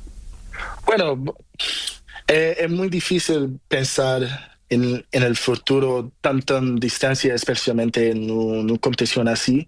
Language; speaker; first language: Spanish; non-native, learner; Portuguese